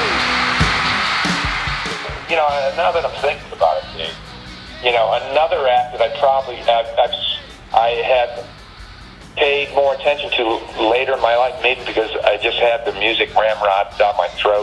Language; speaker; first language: English; native; English